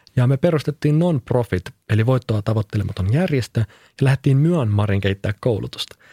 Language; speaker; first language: Finnish; native; Finnish